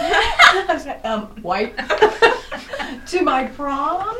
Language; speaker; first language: English; native; English